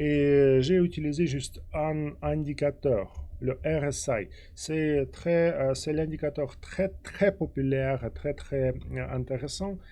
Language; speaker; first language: French; non-native, fluent; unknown